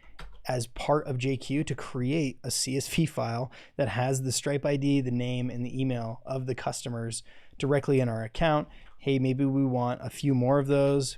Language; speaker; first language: English; native; English